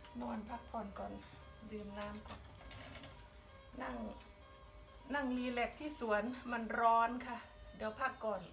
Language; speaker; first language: Thai; native; Thai